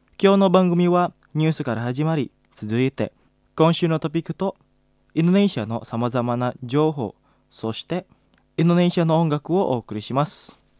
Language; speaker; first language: Japanese; non-native, fluent; Indonesian